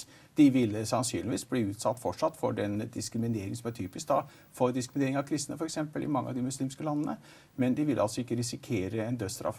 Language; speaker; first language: Norwegian; native; Norwegian